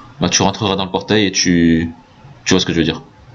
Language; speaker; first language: French; native; French